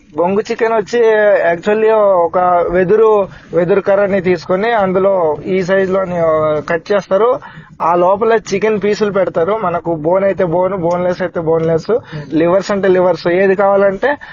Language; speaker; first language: Telugu; non-native, local second language; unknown